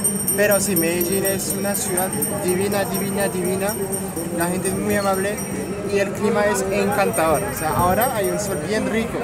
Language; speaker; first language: Spanish; non-native, fluent; French